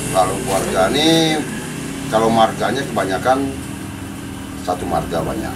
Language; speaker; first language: Indonesian; non-native, local second language; Hakka Chinese